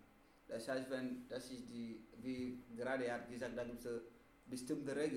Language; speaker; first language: German; non-native, learner; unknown